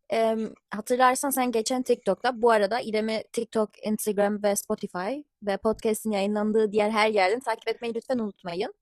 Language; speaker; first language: Turkish; early bilingual, heritage; Turkish